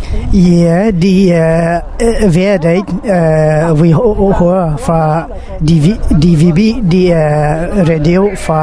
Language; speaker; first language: Danish; non-native, learner; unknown